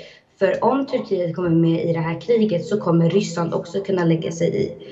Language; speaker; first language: Swedish; early bilingual, other home language; Azerbaijani